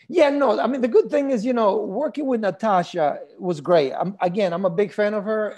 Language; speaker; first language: English; early bilingual, other home language; Spanish